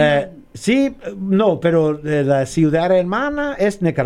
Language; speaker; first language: Spanish; non-native, learner; English